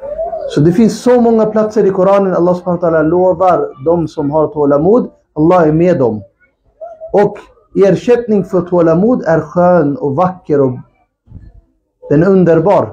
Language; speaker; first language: Swedish; non-native, local second language; Urdu